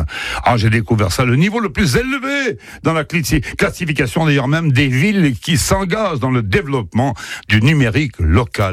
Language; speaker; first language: French; native; French